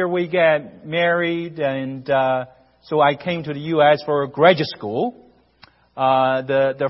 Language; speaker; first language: English; non-native, fluent; Chinese